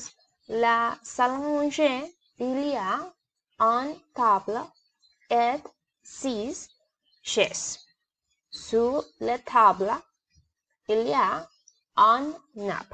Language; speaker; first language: French; non-native, learner; Spanish